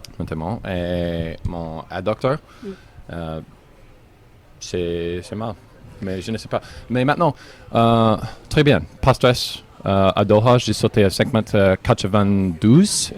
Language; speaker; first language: French; non-native, learner; English